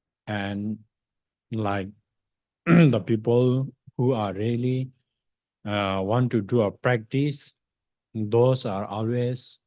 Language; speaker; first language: English; non-native, fluent; Tibetan